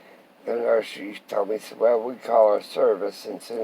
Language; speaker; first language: English; native; English